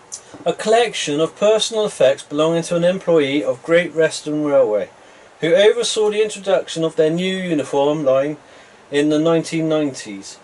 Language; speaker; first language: English; native; English